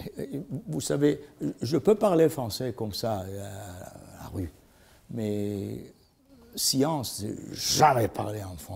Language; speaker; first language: French; non-native, learner; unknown